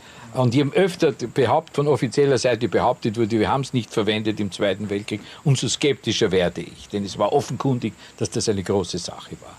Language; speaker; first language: German; native; German